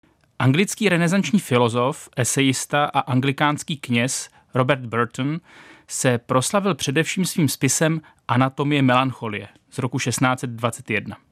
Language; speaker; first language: Czech; native; Czech